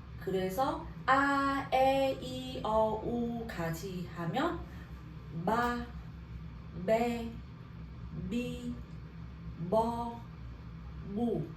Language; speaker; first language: Korean; non-native, learner; Vietnamese